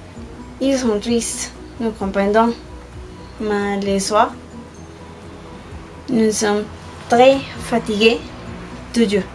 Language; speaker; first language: French; non-native, learner; Spanish